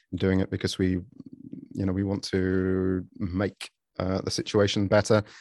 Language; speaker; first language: English; native; English